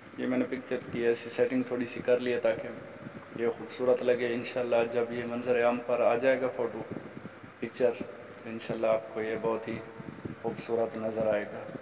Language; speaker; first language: Urdu; non-native, local second language; Baluchi